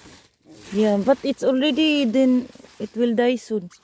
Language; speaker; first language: English; non-native, learner; Filipino